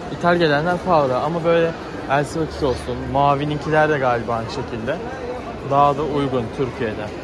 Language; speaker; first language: Turkish; native; Turkish